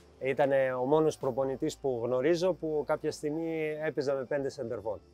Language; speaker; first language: Greek; early bilingual, heritage; Greek